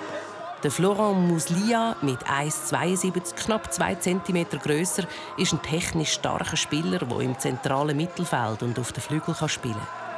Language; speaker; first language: German; native; German